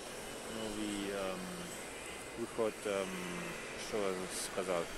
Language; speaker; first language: Russian; non-native, learner; English